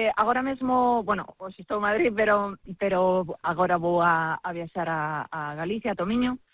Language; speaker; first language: Galician; non-native, local second language; Spanish